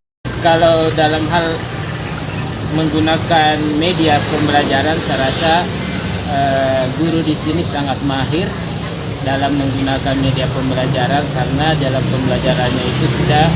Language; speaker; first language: Indonesian; native; Indonesian